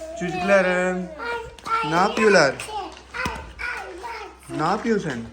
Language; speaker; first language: Turkish; non-native, learner; Urdu